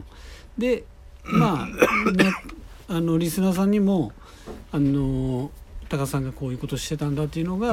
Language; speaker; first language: Japanese; native; Japanese